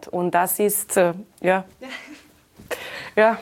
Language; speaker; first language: German; non-native, fluent; Catalan